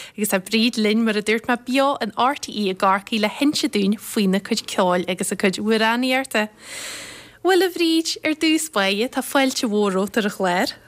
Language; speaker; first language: Irish; native; Irish